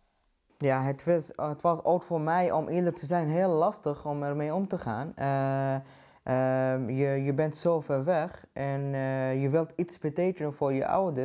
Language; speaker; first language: Dutch; non-native, fluent; Arabic